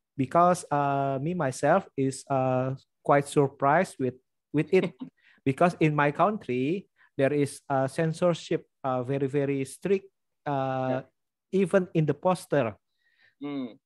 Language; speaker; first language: English; non-native, learner; Indonesian